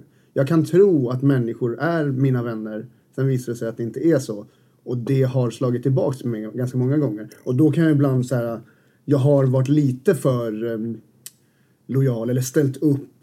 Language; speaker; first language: Swedish; native; Swedish